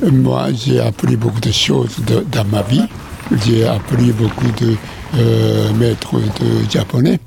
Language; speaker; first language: French; non-native, learner; Japanese